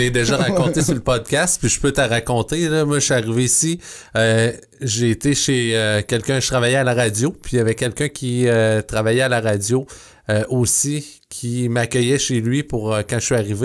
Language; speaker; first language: French; native; French